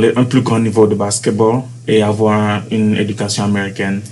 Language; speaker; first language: French; native; French